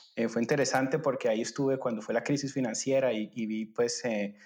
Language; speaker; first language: Spanish; native; Spanish